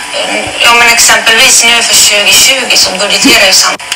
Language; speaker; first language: Swedish; native; Swedish